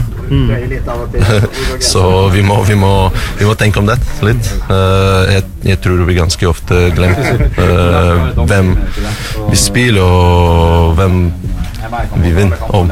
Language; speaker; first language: Norwegian; non-native, learner; Russian